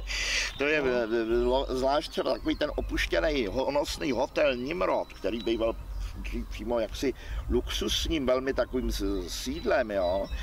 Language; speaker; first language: Czech; native; Czech